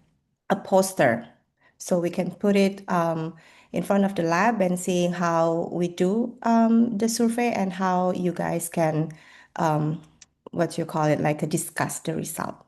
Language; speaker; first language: English; non-native, fluent; Indonesian